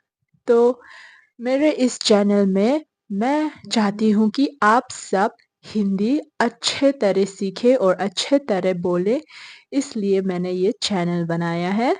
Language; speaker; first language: Hindi; non-native, local second language; Mizo